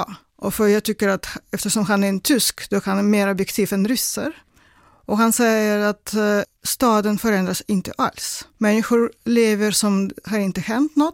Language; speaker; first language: Swedish; non-native, fluent; Russian